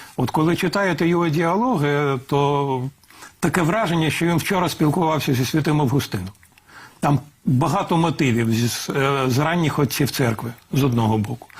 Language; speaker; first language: Ukrainian; native; Ukrainian